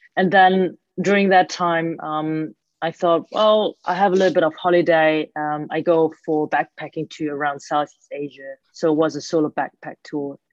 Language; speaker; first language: English; early bilingual, other home language; Cantonese